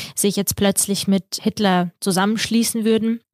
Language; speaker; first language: German; early bilingual, other home language; Russian